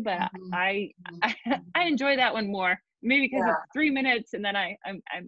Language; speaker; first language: English; native; English